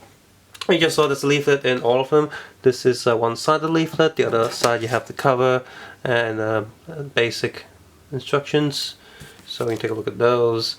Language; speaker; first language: English; native; English